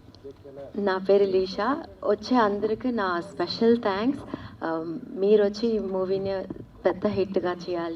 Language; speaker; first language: Telugu; non-native, learner; Tamil